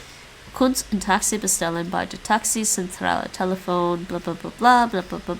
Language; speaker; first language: Dutch; non-native, learner; English